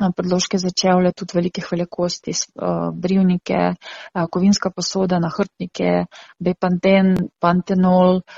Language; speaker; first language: Slovenian; non-native, fluent; Ukrainian